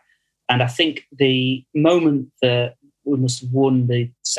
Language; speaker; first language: English; native; English